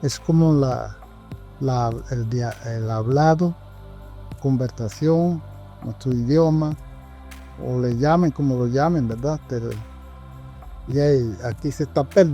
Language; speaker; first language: Spanish; non-native, local second language; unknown